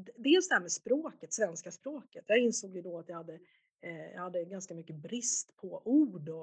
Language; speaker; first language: Swedish; early bilingual, other home language; Arabic